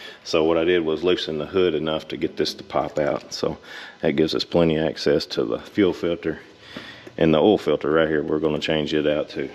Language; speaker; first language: English; native; English